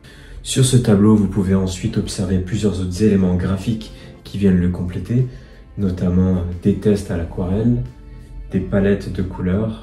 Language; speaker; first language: French; native; French